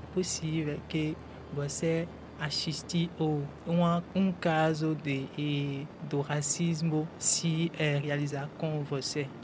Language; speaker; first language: Portuguese; non-native, learner; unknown